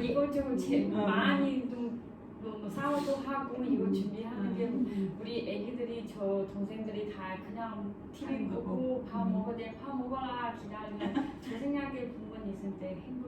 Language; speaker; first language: Korean; non-native, learner; Chinese